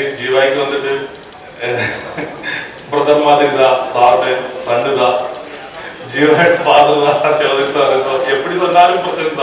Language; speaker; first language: Tamil; non-native, learner; Malayalam